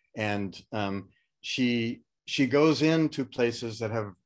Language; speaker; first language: English; native; English